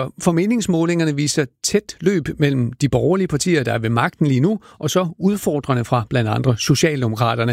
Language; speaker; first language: Danish; native; Danish